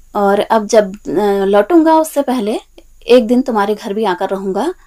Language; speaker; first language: Hindi; native; Hindi